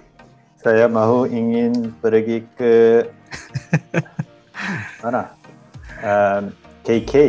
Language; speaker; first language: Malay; non-native, learner; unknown